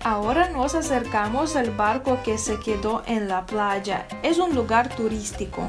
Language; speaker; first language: Spanish; non-native, fluent; Russian